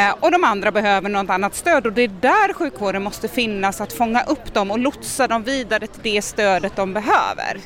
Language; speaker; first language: Swedish; native; Swedish